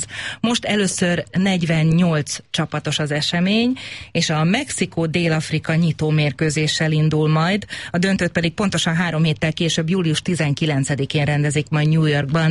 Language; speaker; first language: Hungarian; native; Hungarian